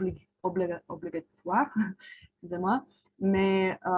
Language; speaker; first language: French; non-native, fluent; Croatian